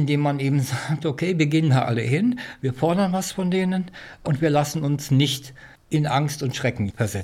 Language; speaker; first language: German; native; German